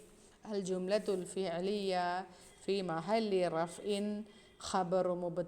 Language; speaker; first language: Arabic; non-native, fluent; Malayalam